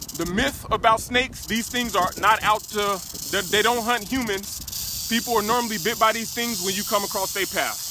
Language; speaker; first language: English; native; English